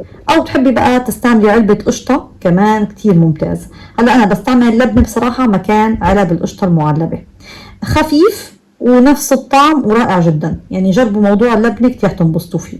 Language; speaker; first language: Arabic; native; Arabic